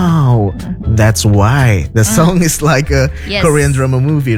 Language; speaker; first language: English; non-native, fluent; Indonesian